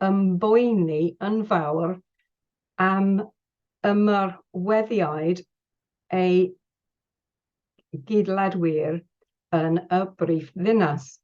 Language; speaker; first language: Welsh; non-native, learner; English